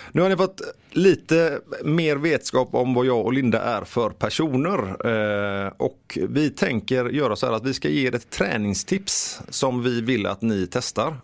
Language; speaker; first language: Swedish; native; Swedish